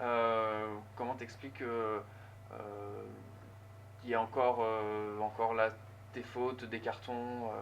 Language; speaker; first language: French; native; French